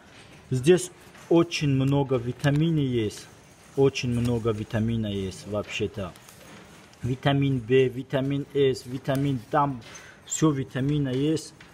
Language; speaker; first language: Russian; non-native, fluent; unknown